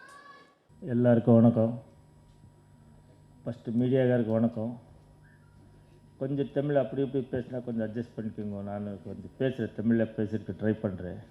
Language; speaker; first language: Tamil; non-native, learner; Kannada